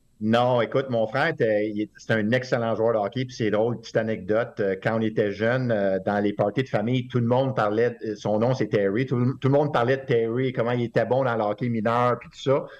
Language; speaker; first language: French; native; French